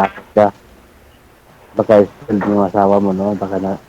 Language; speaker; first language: Filipino; non-native, local second language; Cebuano